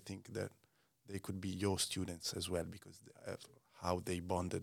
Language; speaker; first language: English; non-native, learner; Italian